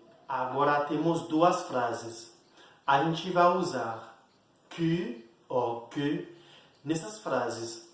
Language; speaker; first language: Portuguese; non-native, fluent; Haitian Creole